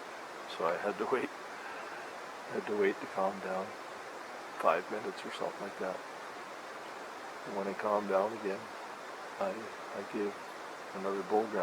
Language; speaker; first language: English; native; English